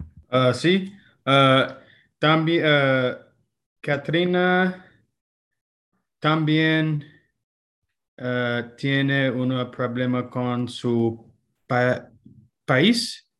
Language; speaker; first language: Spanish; non-native, learner; English